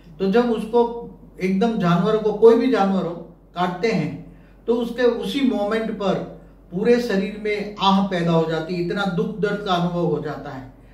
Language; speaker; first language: Hindi; non-native, local second language; Gujarati